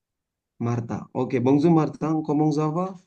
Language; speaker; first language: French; non-native, learner; Indonesian